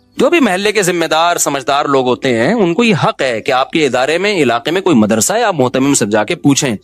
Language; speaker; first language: Urdu; native; Urdu